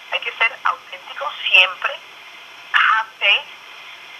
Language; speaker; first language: Spanish; early bilingual, other home language; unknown